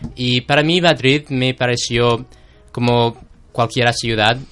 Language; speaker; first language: Spanish; non-native, fluent; English